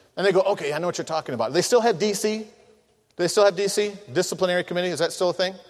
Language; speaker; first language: English; native; English